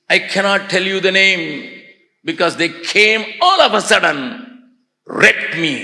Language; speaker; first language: English; non-native, local second language; Tamil